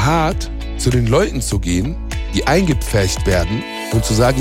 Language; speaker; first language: German; early bilingual, other home language; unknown